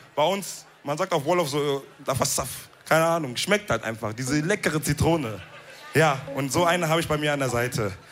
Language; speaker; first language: German; early bilingual, other home language; Wolof